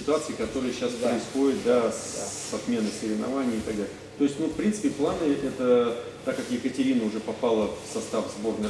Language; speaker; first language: Russian; native; Russian